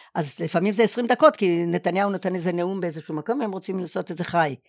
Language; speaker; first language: Hebrew; native; Hebrew